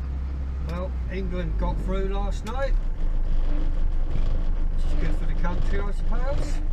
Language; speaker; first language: English; native; English